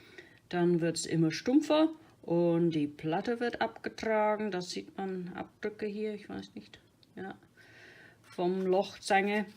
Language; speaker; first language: German; non-native, fluent; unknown